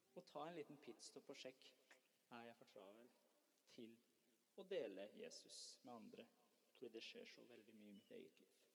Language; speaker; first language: Norwegian; early bilingual, other home language; Persian